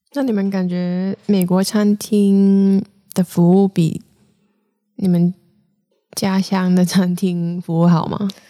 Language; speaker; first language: Chinese; non-native, local second language; Cantonese